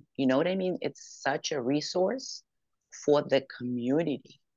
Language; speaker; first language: English; non-native, fluent; Ukrainian